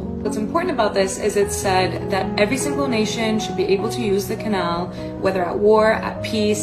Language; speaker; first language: English; native; English